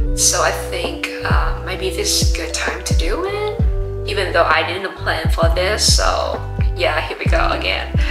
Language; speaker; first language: English; non-native, fluent; Vietnamese